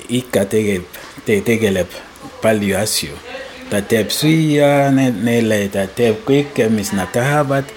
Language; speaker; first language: Estonian; non-native, learner; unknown